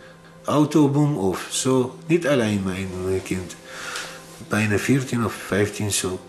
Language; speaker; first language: Dutch; non-native, learner; Arabic